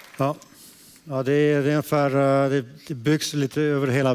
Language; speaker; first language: Swedish; early bilingual, heritage; Swedish